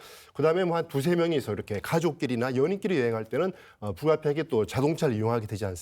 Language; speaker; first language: Korean; native; Korean